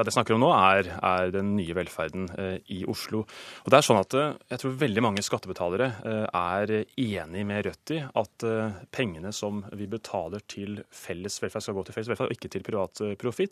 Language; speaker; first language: Norwegian; native; Norwegian